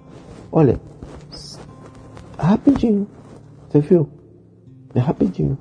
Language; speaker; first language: Portuguese; native; Portuguese